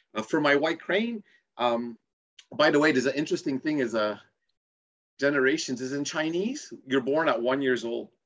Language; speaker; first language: English; native; English